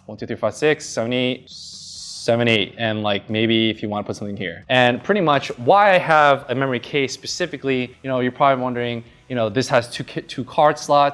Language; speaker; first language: English; native; English